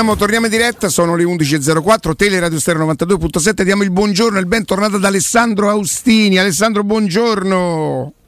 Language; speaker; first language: Italian; native; Italian